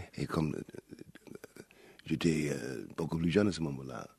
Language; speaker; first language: French; non-native, fluent; English